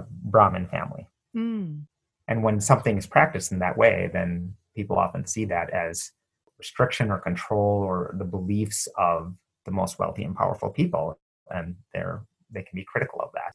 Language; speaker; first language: English; native; English